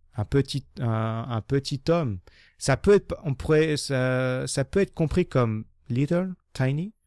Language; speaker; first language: French; non-native, fluent; English